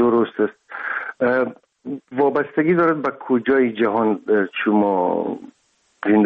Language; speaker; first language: Persian; non-native, local second language; Russian